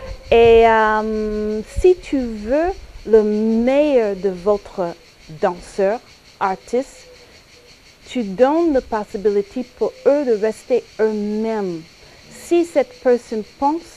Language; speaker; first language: French; non-native, fluent; English